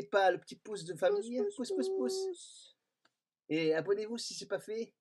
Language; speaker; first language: French; native; French